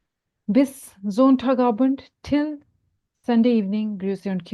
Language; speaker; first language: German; non-native, fluent; Urdu